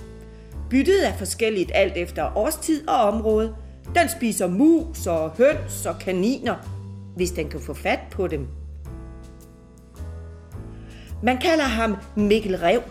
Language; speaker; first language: Danish; native; Danish